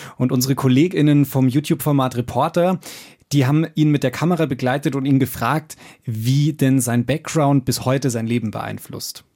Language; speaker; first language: German; native; German